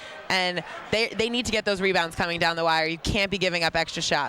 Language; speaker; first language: English; native; English